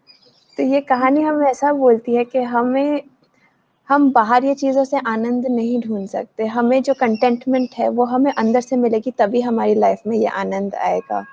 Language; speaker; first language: Hindi; native; Hindi